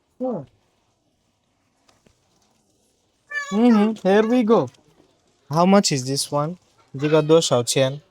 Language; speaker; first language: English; non-native, fluent; Bangla